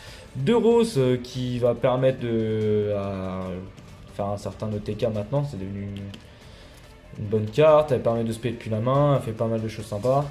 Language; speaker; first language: French; native; French